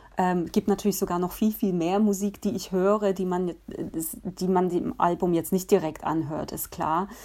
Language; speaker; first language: German; early bilingual, other home language; Polish